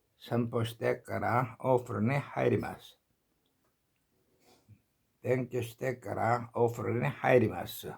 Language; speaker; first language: Japanese; non-native, learner; Korean